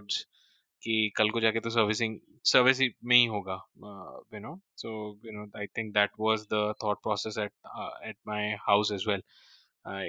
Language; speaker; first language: English; non-native, local second language; Hindi